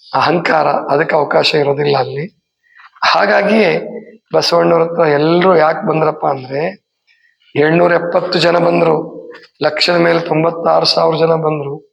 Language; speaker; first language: Kannada; native; Kannada